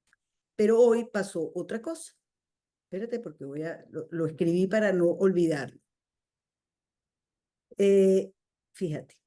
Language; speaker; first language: Spanish; native; Spanish